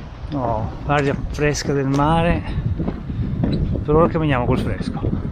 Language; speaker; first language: Italian; native; Italian